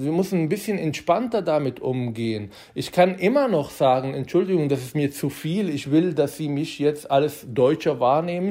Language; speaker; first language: German; non-native, fluent; Arabic